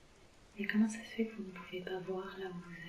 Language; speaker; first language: French; native; French